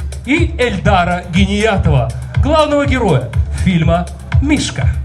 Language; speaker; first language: Russian; native; Russian